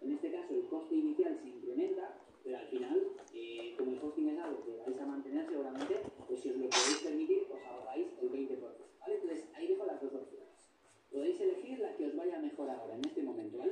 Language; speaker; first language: Spanish; native; Spanish